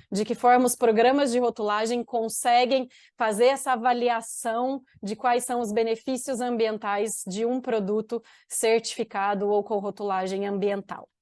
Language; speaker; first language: Portuguese; native; Portuguese